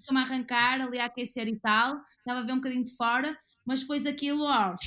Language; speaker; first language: Portuguese; native; Portuguese